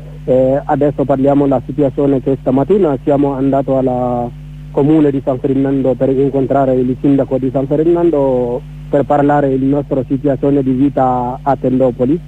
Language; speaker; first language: Italian; non-native, learner; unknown